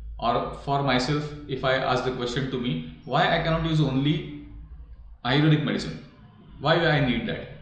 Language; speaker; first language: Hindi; non-native, local second language; Marathi